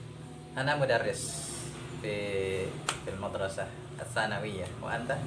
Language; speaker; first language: Arabic; non-native, learner; Indonesian